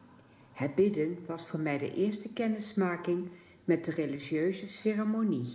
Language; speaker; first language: Dutch; native; Dutch